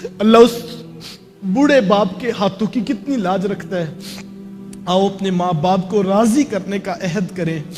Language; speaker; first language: Urdu; non-native, local second language; Punjabi